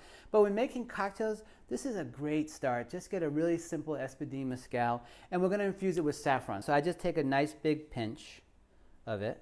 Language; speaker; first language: English; native; English